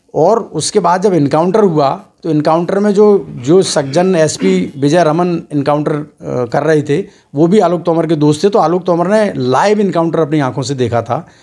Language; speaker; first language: Hindi; native; Hindi